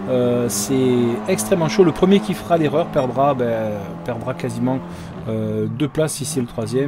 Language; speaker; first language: French; native; French